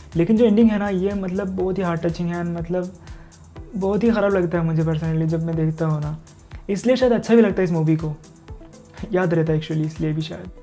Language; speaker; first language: Hindi; non-native, local second language; Assamese